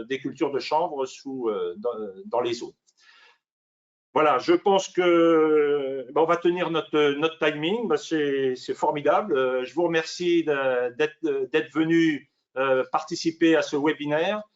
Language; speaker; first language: French; native; French